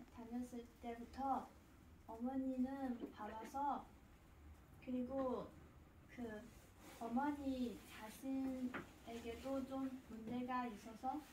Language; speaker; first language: Korean; non-native, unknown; Chinese